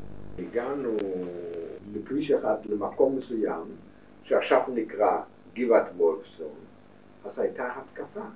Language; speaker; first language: Hebrew; non-native, fluent; German